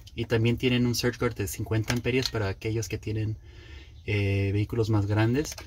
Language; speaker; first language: Spanish; early bilingual, heritage; Spanish